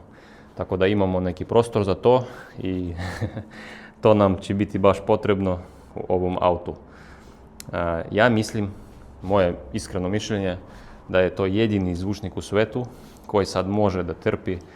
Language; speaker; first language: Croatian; non-native, fluent; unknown